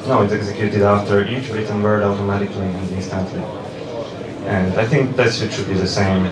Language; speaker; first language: English; non-native, fluent; Slovak